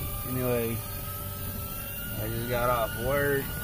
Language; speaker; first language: English; early bilingual, other home language; Spanish